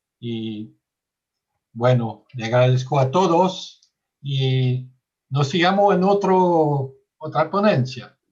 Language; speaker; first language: Spanish; non-native, fluent; French